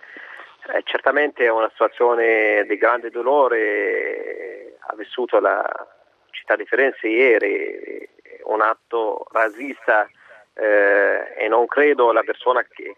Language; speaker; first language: Italian; non-native, fluent; Arabic